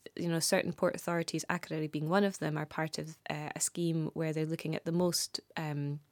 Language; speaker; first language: English; native; English